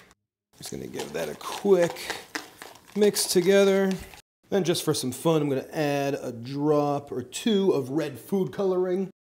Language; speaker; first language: English; native; English